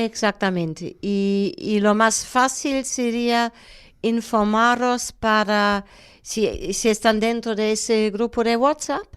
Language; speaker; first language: Spanish; non-native, fluent; German